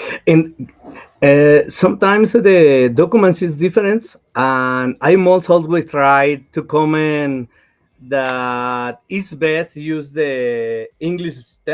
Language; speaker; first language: English; non-native, learner; Spanish